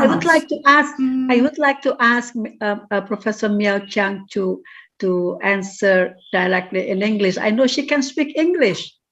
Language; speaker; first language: English; non-native, fluent; Indonesian